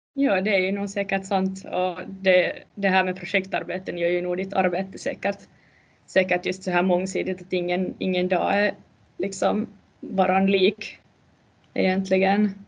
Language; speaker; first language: Swedish; native; Swedish